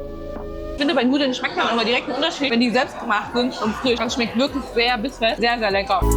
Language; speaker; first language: German; native; German